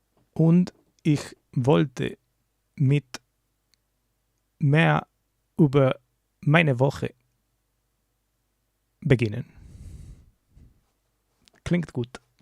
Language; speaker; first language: German; non-native, learner; English